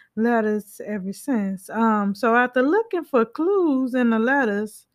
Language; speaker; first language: English; native; English